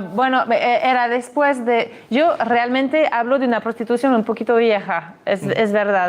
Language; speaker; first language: Spanish; non-native, fluent; French